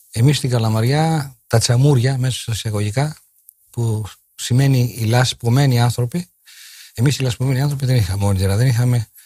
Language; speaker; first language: Greek; native; Greek